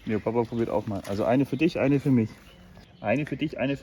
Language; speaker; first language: German; native; German